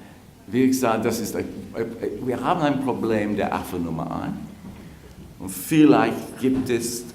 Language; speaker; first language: German; non-native, fluent; English